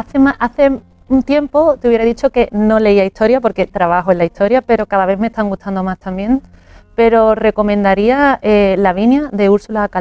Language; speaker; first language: Spanish; native; Spanish